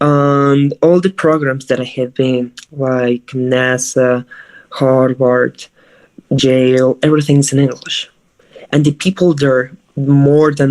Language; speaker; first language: English; non-native, fluent; Spanish